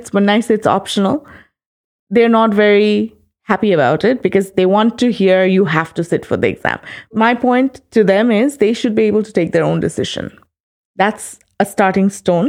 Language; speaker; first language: English; non-native, local second language; Bangla